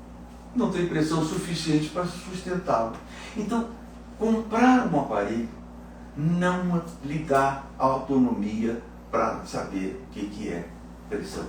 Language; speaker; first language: Portuguese; native; Portuguese